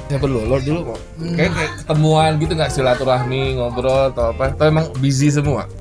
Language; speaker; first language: Indonesian; native; Indonesian